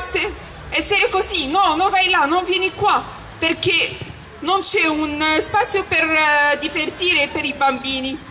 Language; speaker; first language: Italian; early bilingual, other home language; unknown